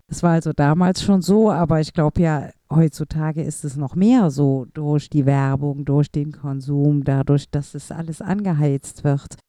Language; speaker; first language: German; native; German